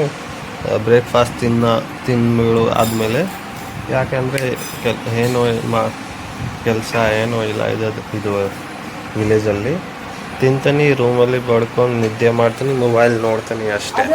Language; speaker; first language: Kannada; non-native, local second language; Hindi